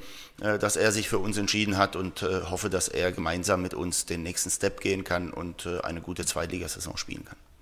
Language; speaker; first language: German; native; German